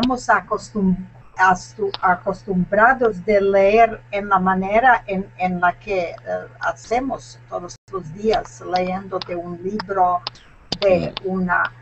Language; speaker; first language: Spanish; non-native, learner; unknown